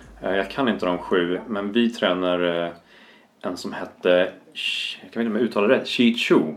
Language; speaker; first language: Swedish; native; Swedish